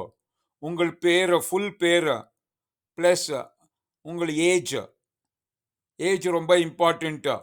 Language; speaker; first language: Tamil; non-native, learner; Kannada